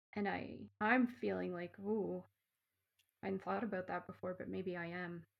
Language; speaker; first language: English; native; English